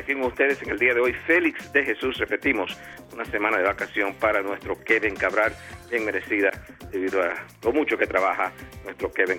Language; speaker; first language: Spanish; native; Spanish